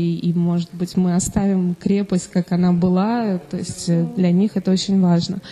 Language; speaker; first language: Russian; native; Russian